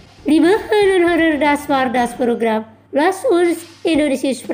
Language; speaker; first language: German; non-native, fluent; Indonesian